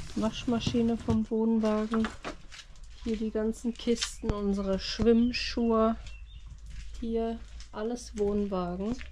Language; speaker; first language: German; native; German